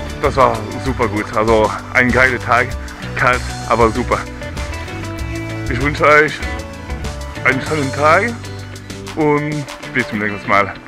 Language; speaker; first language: German; non-native, fluent; French